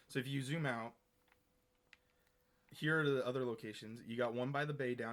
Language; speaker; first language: English; native; English